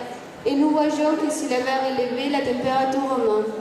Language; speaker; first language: French; non-native, learner; Spanish